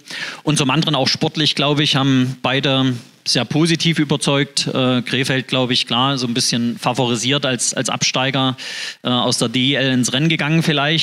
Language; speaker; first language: German; native; German